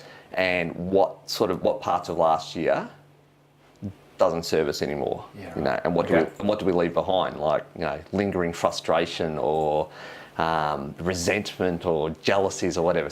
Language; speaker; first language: English; native; English